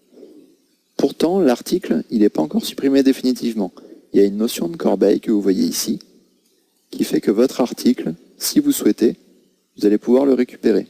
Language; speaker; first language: French; native; French